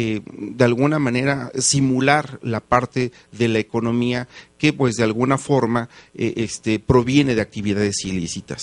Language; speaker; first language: Spanish; native; Spanish